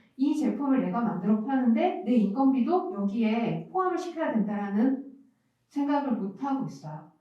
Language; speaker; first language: Korean; native; Korean